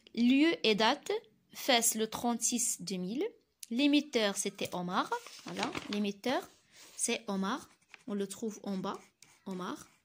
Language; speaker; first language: French; non-native, local second language; Arabic